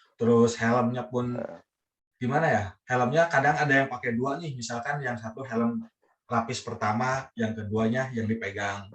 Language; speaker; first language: Indonesian; non-native, local second language; Sundanese